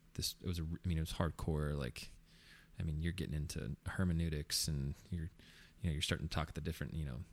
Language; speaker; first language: English; early bilingual, other home language; Spanish